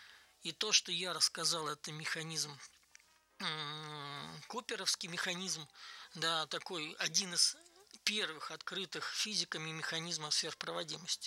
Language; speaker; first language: Russian; native; Russian